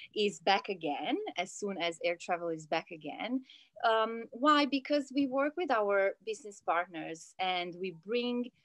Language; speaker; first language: English; non-native, fluent; Italian